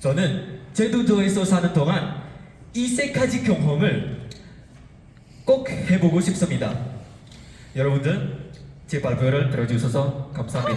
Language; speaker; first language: Korean; non-native, fluent; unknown